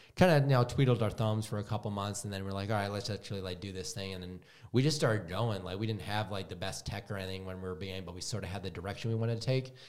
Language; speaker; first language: English; native; English